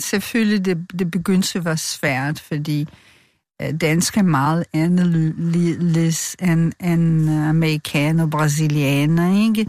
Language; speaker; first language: Danish; non-native, fluent; Portuguese